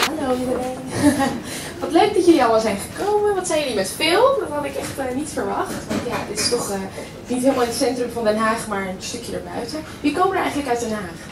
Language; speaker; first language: Dutch; early bilingual, other home language; Russian